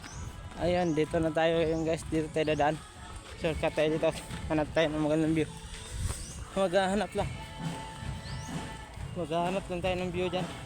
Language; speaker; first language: Filipino; non-native, local second language; Cebuano